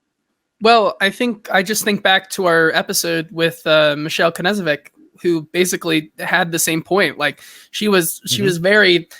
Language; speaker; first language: English; native; English